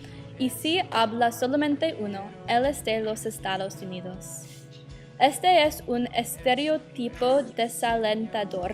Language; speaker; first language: Spanish; non-native, learner; English